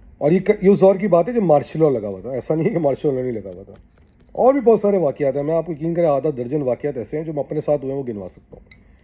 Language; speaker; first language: Urdu; native; Urdu